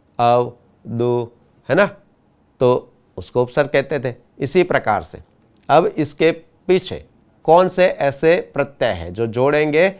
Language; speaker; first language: Hindi; non-native, local second language; Gujarati